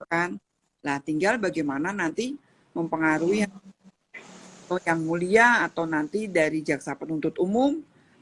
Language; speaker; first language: Indonesian; native; Indonesian